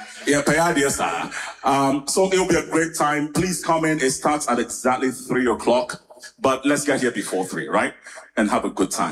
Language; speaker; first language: English; native; English